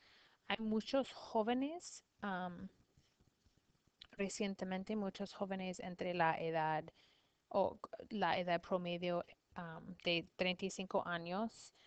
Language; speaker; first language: Spanish; non-native, learner; English